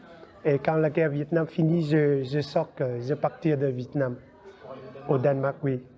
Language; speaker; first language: French; non-native, learner; Vietnamese